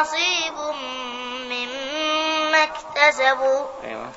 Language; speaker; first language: Arabic; native; Arabic